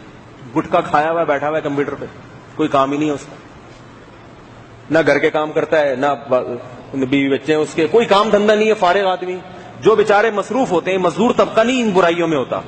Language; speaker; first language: Urdu; native; Urdu